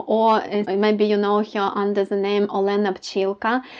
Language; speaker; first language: English; non-native, fluent; Ukrainian